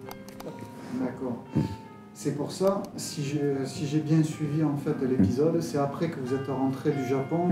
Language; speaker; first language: French; native; French